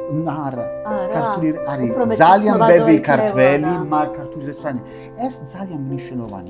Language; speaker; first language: Georgian; non-native, learner; Italian